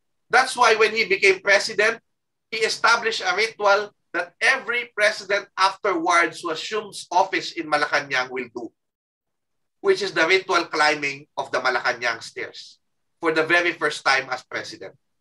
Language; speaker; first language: English; non-native, local second language; Filipino